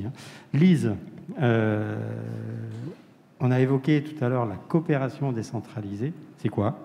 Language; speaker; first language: French; native; French